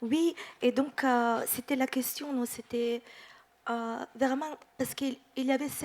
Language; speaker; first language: French; non-native, fluent; Italian